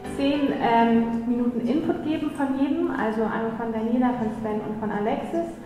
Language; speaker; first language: German; native; German